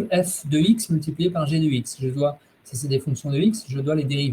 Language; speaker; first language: French; native; French